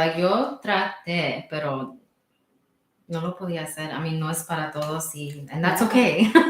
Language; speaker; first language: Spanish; early bilingual, heritage; Spanish